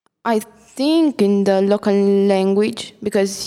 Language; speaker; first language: English; non-native, fluent; Italian